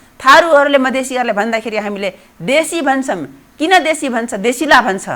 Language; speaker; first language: Nepali; non-native, local second language; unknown